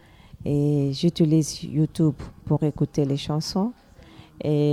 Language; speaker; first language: French; non-native, learner; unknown